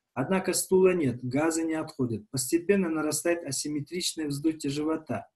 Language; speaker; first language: Russian; non-native, local second language; Uzbek